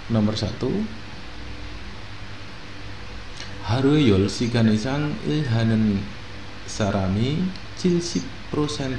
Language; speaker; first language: Korean; non-native, fluent; Indonesian